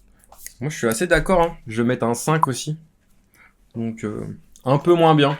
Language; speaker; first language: French; native; French